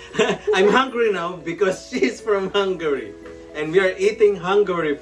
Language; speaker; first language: English; non-native, local second language; Filipino